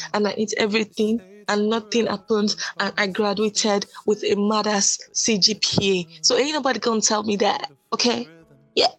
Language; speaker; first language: English; non-native, local second language; Yoruba